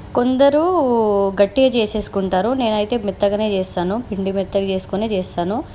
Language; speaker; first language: Telugu; non-native, local second language; Lambadi